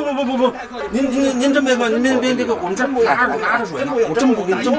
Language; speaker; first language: Chinese; native; Chinese